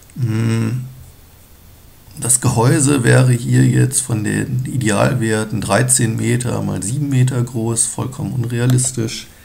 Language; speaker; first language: German; native; German